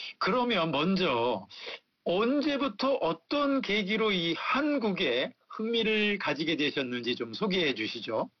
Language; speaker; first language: Korean; native; Korean